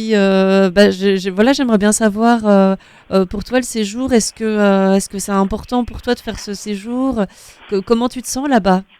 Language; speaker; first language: French; native; French